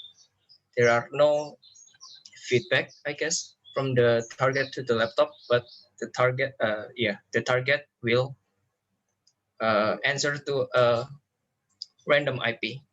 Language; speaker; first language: English; non-native, fluent; Indonesian